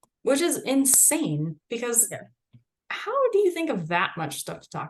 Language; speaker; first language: English; native; English